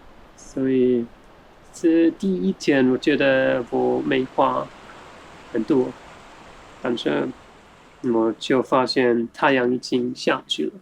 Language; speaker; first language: Chinese; non-native, fluent; German